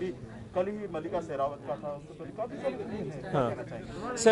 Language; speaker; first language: Hindi; native; Hindi